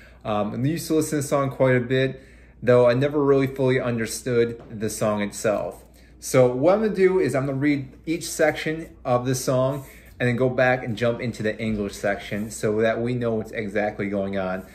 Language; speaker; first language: English; native; English